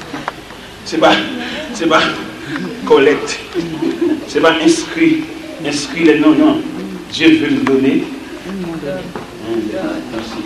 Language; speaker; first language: French; non-native, local second language; Haitian Creole